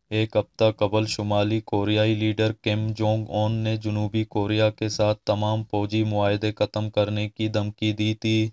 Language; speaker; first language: Urdu; non-native, local second language; Baluchi